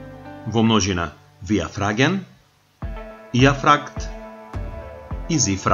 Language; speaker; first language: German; non-native, fluent; Macedonian